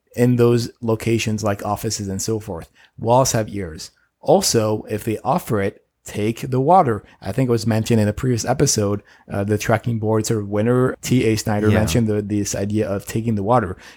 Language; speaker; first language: English; non-native, fluent; French